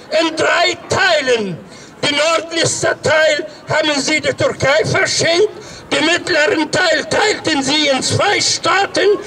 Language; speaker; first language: German; non-native, fluent; Arabic